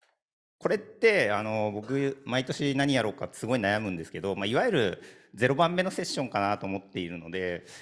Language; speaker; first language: Japanese; native; Japanese